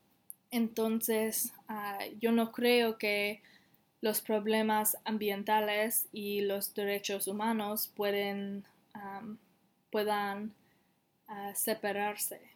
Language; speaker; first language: Spanish; non-native, learner; English